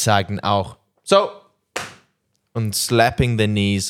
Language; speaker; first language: German; non-native, learner; English